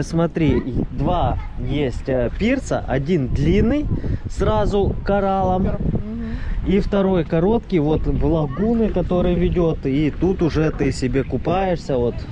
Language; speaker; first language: Russian; native; Russian